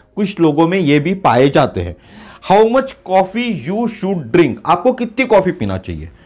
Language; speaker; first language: Hindi; non-native, local second language; Marathi